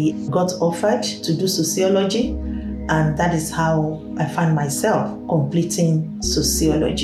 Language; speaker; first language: English; non-native, local second language; Yoruba